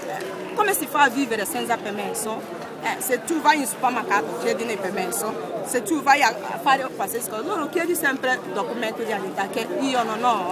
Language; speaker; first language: Italian; non-native, learner; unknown